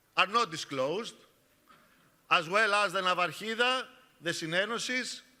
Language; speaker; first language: English; non-native, fluent; Greek